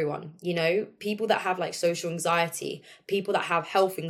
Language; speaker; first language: English; native; English